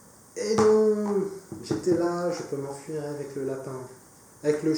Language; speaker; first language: French; native; French